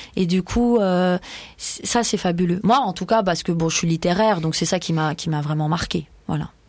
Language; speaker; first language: French; early bilingual, other home language; Persian